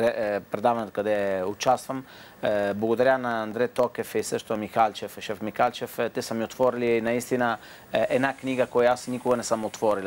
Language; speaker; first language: Bulgarian; non-native, fluent; Italian